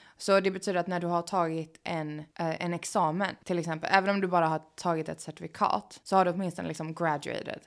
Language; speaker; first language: Swedish; native; Swedish